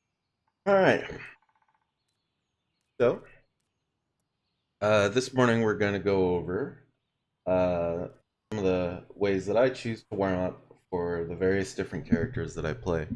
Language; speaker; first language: English; native; English